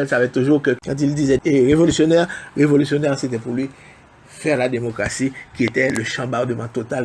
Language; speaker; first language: French; non-native, local second language; Haitian Creole